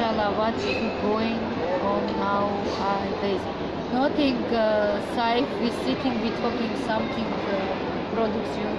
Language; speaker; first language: English; non-native, learner; Turkish